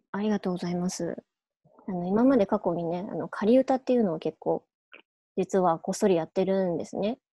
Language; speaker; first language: Japanese; native; Japanese